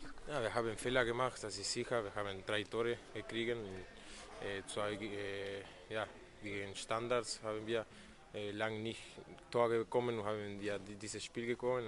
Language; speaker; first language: German; non-native, fluent; Spanish